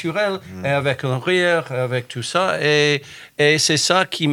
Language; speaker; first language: French; non-native, fluent; English